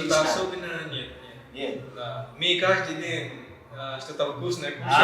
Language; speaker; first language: Russian; non-native, learner; Malay